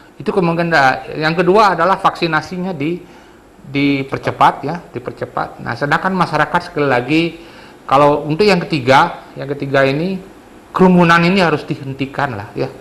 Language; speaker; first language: Indonesian; non-native, local second language; Balinese